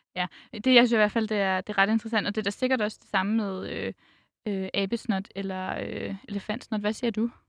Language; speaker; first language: Danish; native; Danish